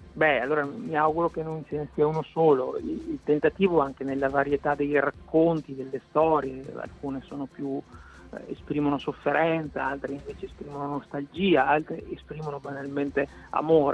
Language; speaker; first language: Italian; native; Italian